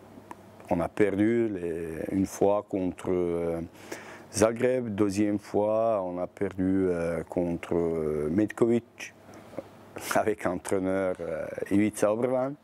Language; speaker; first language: French; non-native, learner; Bosnian